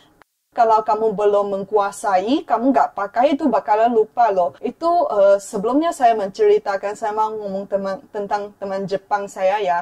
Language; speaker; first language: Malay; non-native, fluent; Chinese